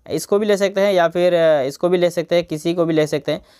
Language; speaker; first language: Hindi; non-native, local second language; Bangla